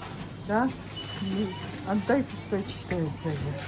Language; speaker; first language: Russian; non-native, fluent; Armenian